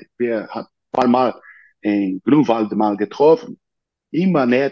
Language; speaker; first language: German; non-native, learner; Portuguese